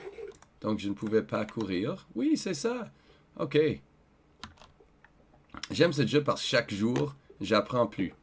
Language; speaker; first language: French; non-native, learner; English